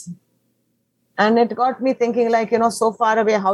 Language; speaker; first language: English; non-native, local second language; Konkani